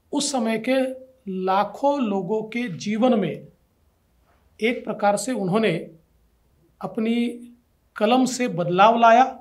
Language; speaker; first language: Hindi; non-native, local second language; Marathi